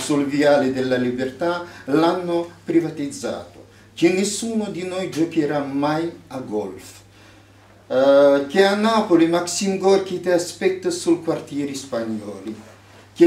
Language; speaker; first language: Italian; non-native, fluent; Russian